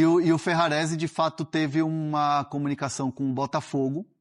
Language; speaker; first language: Portuguese; native; Portuguese